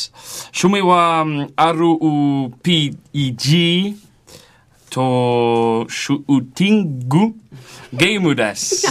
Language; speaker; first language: Japanese; non-native, learner; French